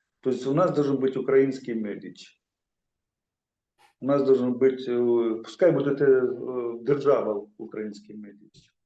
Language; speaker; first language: Ukrainian; non-native, local second language; Russian